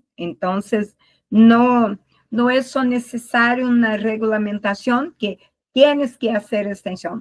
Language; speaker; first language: Spanish; non-native, learner; Portuguese